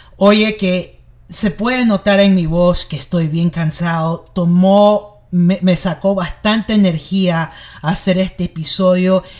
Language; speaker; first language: Spanish; early bilingual, heritage; English